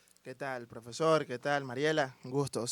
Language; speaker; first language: Spanish; native; Spanish